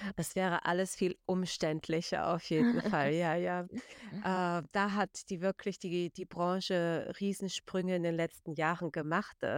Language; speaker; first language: German; native; German